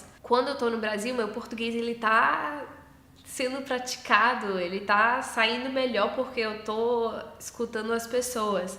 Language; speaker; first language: Portuguese; early bilingual, heritage; English